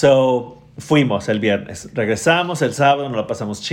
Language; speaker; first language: Spanish; early bilingual, heritage; Spanish